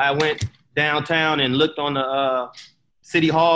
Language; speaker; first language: English; native; English